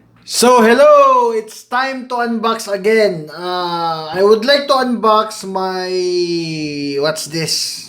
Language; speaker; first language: English; non-native, local second language; Filipino